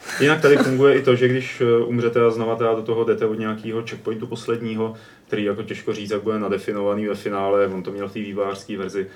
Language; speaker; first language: Czech; native; Czech